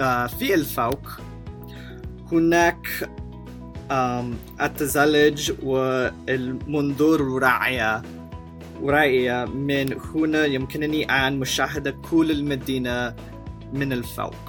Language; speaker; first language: Arabic; non-native, learner; English